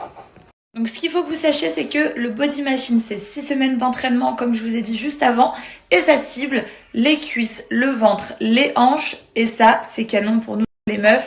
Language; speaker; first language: French; native; French